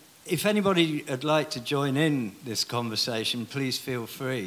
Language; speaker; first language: English; native; English